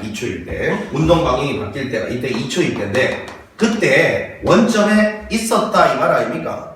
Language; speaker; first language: Korean; native; Korean